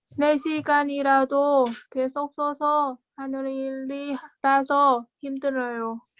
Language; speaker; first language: Korean; non-native, learner; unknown